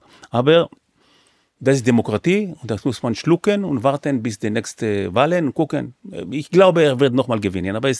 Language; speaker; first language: German; non-native, fluent; Hebrew